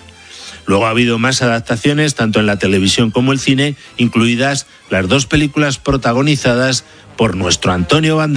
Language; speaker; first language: Spanish; native; Spanish